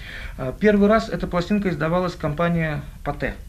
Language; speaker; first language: Russian; native; Russian